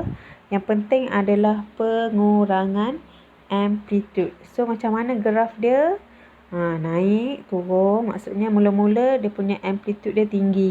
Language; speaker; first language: Malay; native; Malay